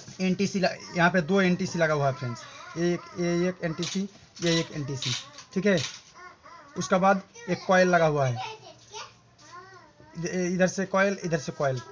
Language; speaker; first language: Hindi; non-native, local second language; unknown